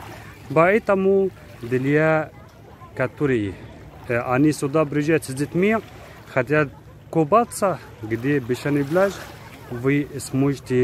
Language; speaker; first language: Russian; non-native, fluent; Arabic